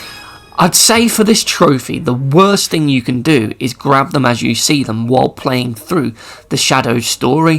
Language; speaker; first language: English; native; English